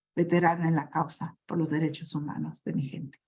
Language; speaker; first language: Spanish; early bilingual, other home language; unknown